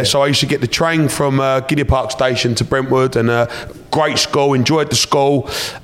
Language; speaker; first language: English; native; English